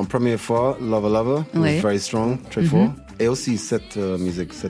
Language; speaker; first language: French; non-native, learner; English